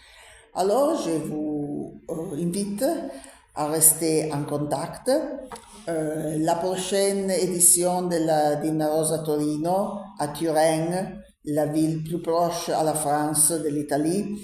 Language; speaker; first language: French; non-native, learner; Italian